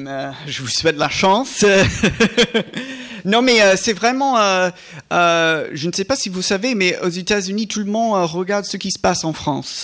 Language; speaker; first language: French; non-native, fluent; English